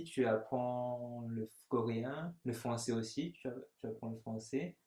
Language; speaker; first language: French; native; French